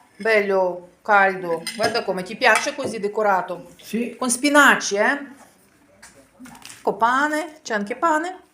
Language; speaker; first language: Italian; non-native, fluent; Ukrainian